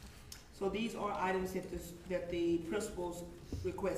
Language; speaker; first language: English; native; English